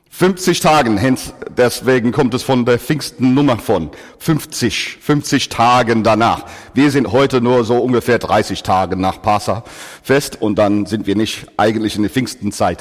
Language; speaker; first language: German; non-native, fluent; English